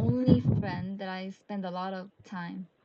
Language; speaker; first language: English; non-native, learner; Korean